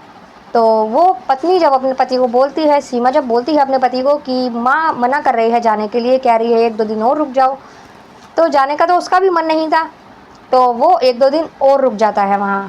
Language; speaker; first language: Hindi; native; Hindi